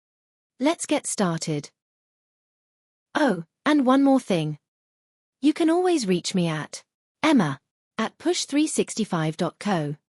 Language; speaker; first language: English; non-native, fluent; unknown